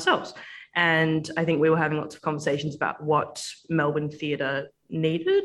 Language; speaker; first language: English; native; English